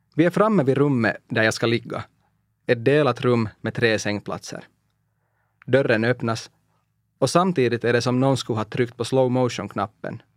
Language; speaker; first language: Swedish; non-native, local second language; Finnish